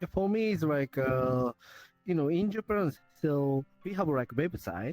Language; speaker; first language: English; non-native, learner; Japanese